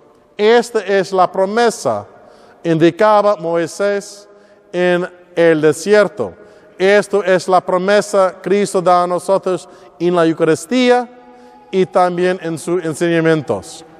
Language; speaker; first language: Spanish; non-native, learner; English